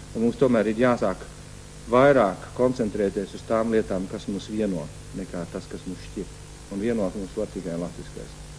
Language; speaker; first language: Latvian; early bilingual, heritage; Latvian